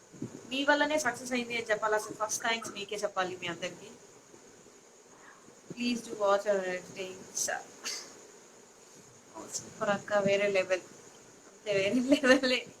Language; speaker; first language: Telugu; native; Telugu